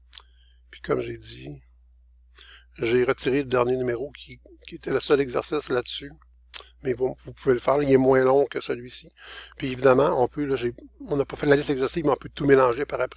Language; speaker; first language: French; native; French